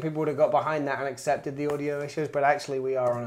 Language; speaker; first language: English; native; English